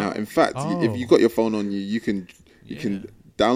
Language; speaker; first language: English; native; English